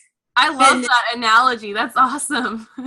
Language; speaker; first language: English; native; English